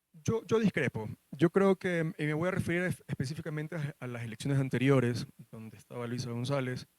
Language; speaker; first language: Spanish; native; Spanish